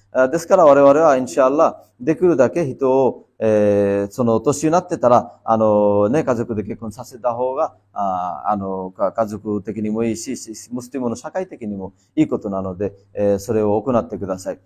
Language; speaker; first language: Japanese; non-native, fluent; Bangla